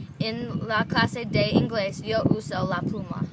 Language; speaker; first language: Spanish; non-native, learner; English